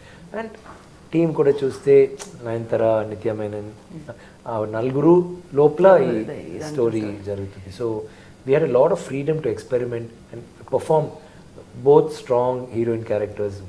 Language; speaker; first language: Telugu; non-native, local second language; Tamil